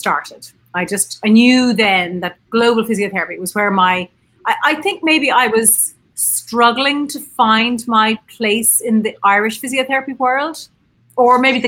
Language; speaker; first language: English; native; English